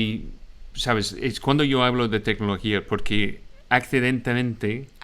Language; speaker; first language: Spanish; non-native, fluent; English